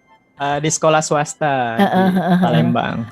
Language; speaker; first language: Indonesian; native; Indonesian